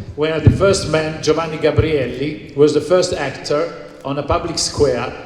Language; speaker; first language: English; non-native, fluent; Italian